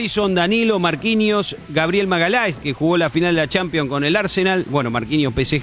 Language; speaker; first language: Spanish; native; Spanish